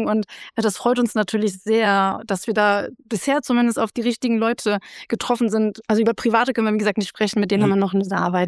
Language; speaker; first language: German; native; German